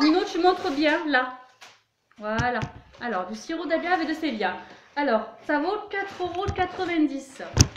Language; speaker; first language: French; native; French